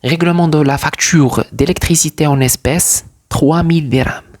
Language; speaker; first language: French; non-native, local second language; Arabic